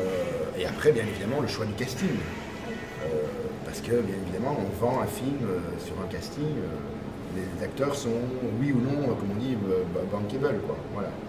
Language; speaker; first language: French; native; French